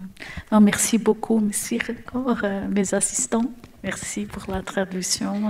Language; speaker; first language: French; non-native, learner; Portuguese